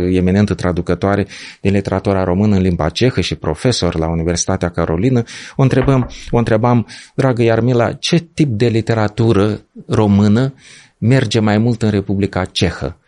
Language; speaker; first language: Romanian; native; Romanian